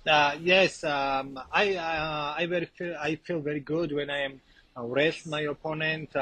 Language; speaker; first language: English; non-native, learner; Georgian